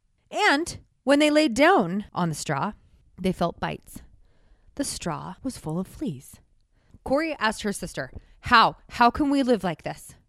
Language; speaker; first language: English; native; English